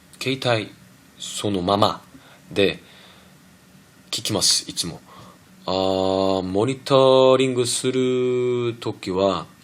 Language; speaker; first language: Japanese; non-native, fluent; Korean